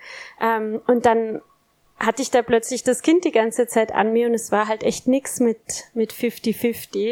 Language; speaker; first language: German; native; German